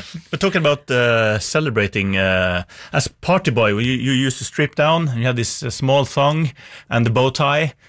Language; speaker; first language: English; non-native, fluent; Norwegian